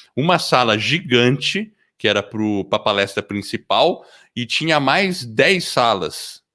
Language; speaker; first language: Portuguese; early bilingual, other home language; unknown